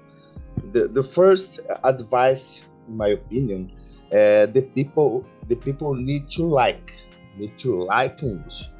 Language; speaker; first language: English; non-native, learner; Portuguese